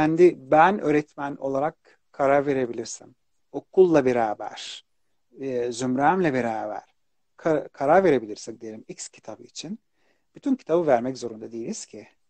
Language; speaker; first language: Turkish; non-native, fluent; Arabic